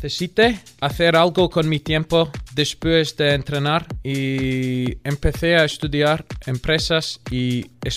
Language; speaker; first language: Spanish; non-native, learner; English